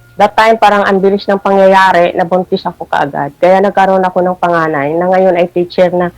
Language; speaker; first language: Filipino; non-native, local second language; Cebuano